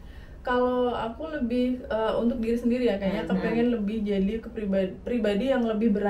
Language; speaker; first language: Indonesian; native; Indonesian